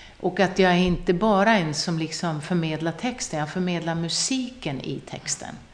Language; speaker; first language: Swedish; non-native, local second language; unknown